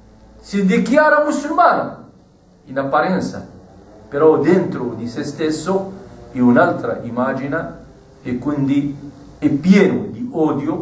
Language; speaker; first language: Italian; non-native, fluent; Arabic